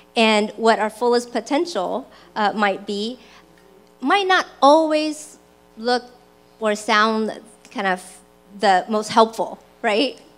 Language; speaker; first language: English; early bilingual, other home language; Chinese